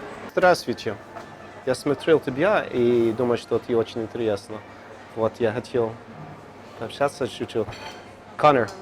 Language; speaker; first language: Russian; non-native, learner; English